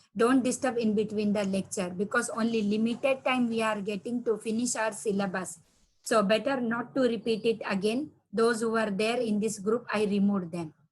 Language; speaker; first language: English; non-native, local second language; Hindi